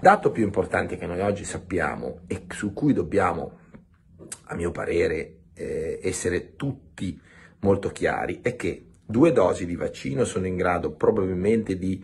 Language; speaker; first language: Italian; native; Italian